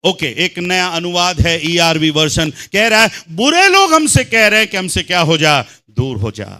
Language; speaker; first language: Hindi; non-native, local second language; Telugu